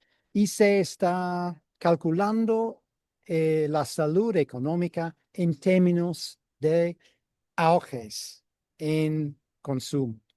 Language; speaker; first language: Spanish; non-native, fluent; English